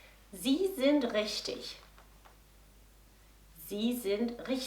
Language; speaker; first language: German; non-native, fluent; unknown